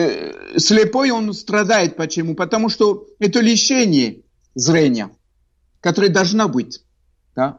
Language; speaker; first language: Russian; non-native, fluent; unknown